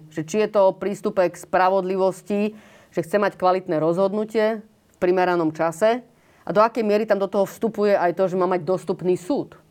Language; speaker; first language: Slovak; native; Slovak